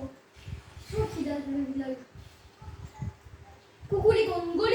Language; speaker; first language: French; native; French